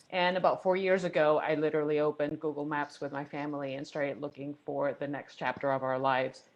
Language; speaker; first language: English; non-native, fluent; Spanish